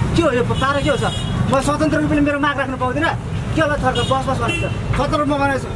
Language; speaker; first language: Nepali; non-native, local second language; Limburgish